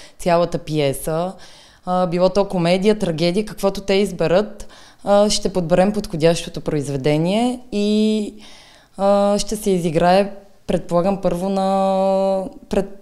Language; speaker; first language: Bulgarian; native; Bulgarian